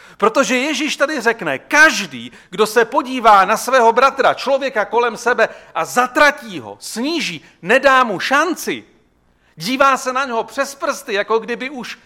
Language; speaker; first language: Czech; native; Czech